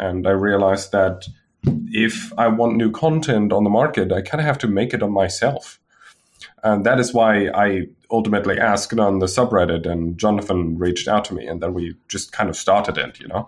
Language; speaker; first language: English; non-native, fluent; German